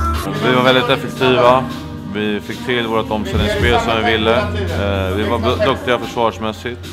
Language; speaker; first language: Swedish; native; Swedish